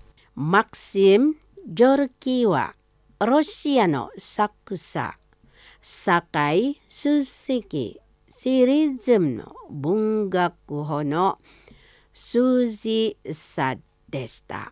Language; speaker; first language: Japanese; non-native, fluent; Indonesian